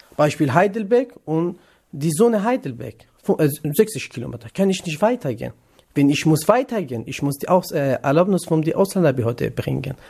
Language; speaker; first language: German; non-native, learner; Kurdish